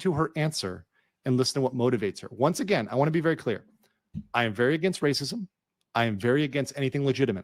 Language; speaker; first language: English; native; English